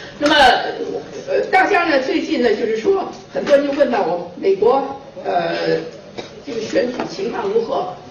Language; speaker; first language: Chinese; native; Chinese